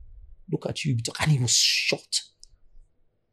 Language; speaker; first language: English; non-native, local second language; Yoruba